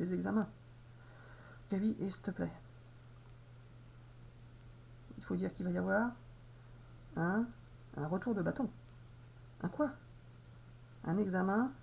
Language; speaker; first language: French; native; French